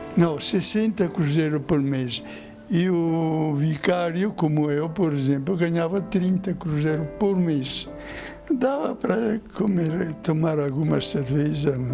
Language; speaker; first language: Portuguese; non-native, fluent; Italian